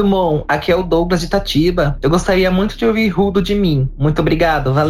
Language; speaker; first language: Portuguese; native; Portuguese